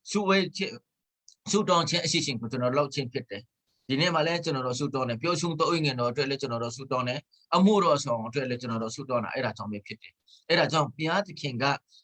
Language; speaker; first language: Burmese; non-native, local second language; Hakha Chin